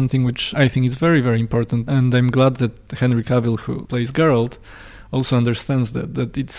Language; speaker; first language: English; non-native, fluent; Polish